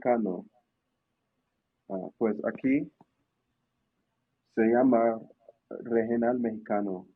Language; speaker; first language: Spanish; non-native, learner; English